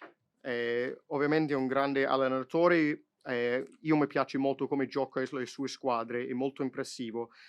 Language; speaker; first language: Italian; non-native, fluent; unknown